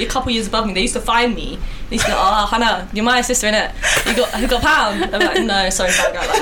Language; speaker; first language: English; native; English